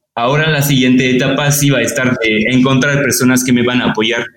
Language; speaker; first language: Spanish; non-native, fluent; French